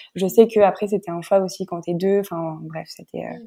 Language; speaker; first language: French; native; French